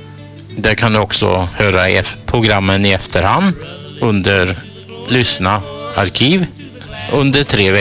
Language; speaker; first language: Swedish; native; Swedish